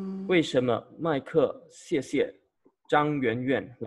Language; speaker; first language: Chinese; non-native, fluent; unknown